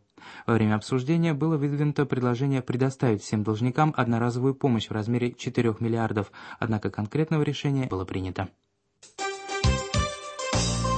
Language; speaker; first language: Russian; native; Russian